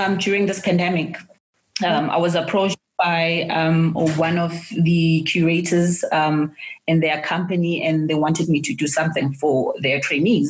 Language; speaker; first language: English; non-native, local second language; Zulu